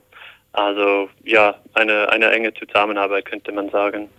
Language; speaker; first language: German; non-native, fluent; English